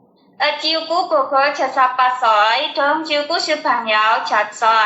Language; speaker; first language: Cantonese; non-native, learner; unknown